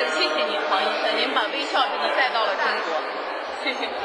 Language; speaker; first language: Chinese; native; Chinese